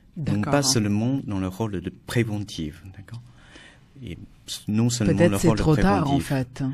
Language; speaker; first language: French; non-native, fluent; Chinese